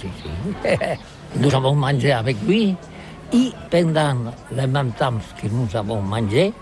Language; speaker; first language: French; non-native, learner; Catalan